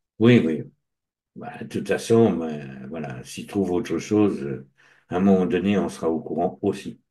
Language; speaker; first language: French; native; French